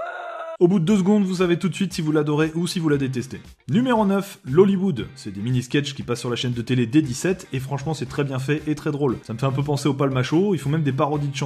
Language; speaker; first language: French; native; French